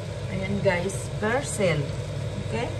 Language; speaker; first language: English; non-native, learner; Filipino